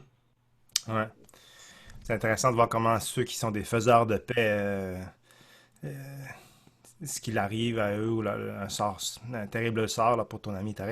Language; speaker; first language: French; native; French